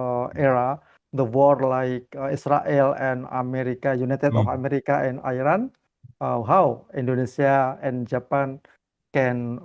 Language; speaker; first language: English; non-native, learner; Indonesian